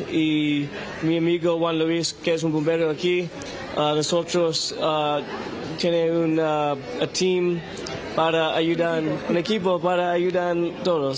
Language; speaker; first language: Spanish; non-native, learner; English